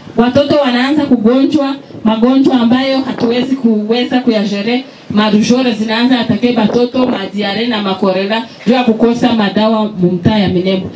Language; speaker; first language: Swahili; non-native, local second language; Kinyarwanda